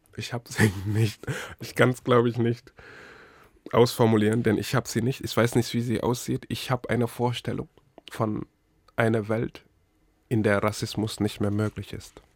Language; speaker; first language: German; non-native, fluent; Wolof